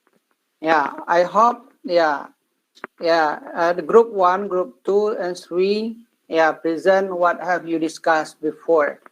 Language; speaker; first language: English; non-native, learner; Indonesian